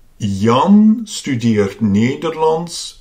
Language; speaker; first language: Dutch; non-native, fluent; Russian